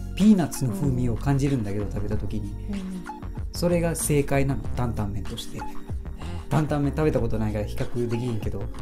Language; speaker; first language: Japanese; non-native, fluent; Malay